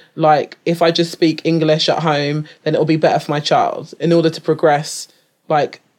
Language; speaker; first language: English; native; English